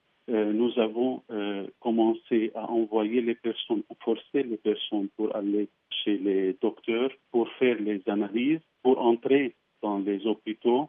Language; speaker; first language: French; non-native, fluent; Arabic